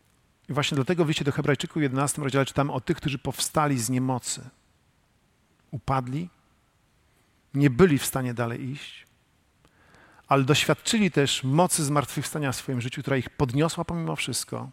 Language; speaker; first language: Polish; native; Polish